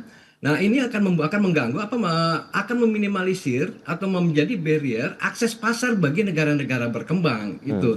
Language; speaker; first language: Indonesian; native; Indonesian